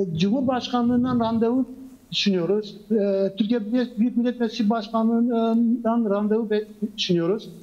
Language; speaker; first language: Turkish; non-native, local second language; Kurdish